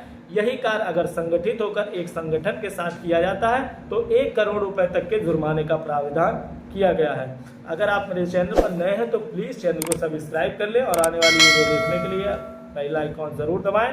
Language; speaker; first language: Hindi; native; Hindi